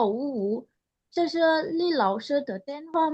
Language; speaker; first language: Chinese; non-native, learner; Indonesian